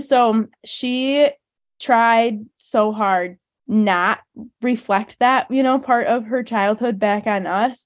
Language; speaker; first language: English; native; English